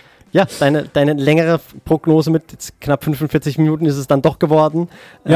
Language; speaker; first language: German; native; German